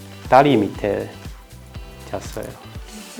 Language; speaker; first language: Korean; non-native, learner; Chinese